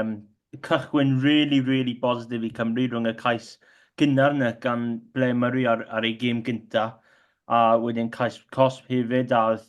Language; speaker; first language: Welsh; non-native, local second language; English